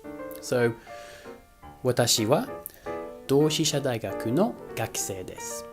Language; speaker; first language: Japanese; non-native, fluent; English